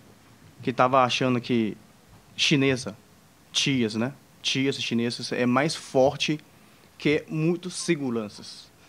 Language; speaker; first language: Portuguese; non-native, fluent; Chinese